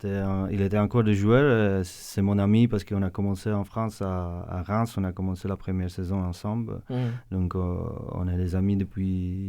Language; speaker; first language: French; non-native, fluent; Czech